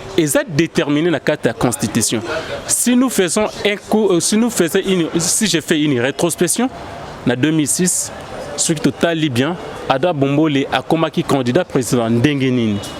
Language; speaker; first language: French; non-native, local second language; Lingala